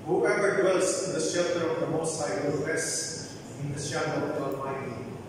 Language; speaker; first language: English; non-native, local second language; Filipino